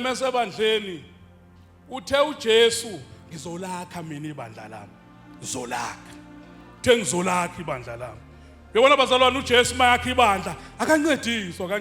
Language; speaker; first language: Zulu; native; Zulu